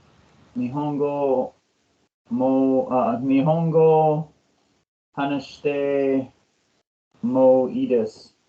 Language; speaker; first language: Japanese; non-native, learner; English